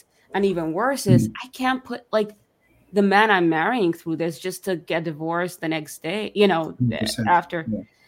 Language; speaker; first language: English; early bilingual, other home language; Yiddish